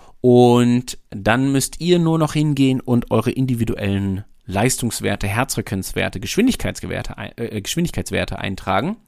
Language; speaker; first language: German; native; German